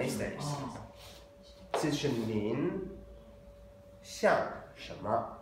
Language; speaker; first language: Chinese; non-native, fluent; Azerbaijani